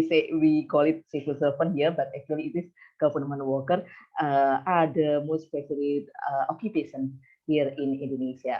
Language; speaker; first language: English; non-native, fluent; Indonesian